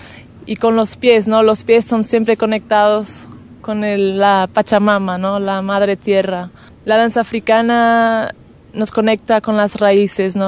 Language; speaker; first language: Spanish; non-native, fluent; Portuguese